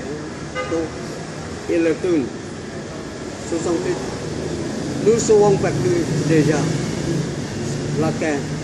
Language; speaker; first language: French; non-native, learner; Vietnamese